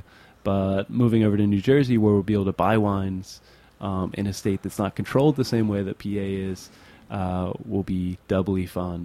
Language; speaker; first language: English; native; English